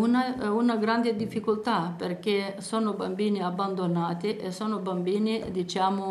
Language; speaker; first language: Italian; non-native, learner; Romanian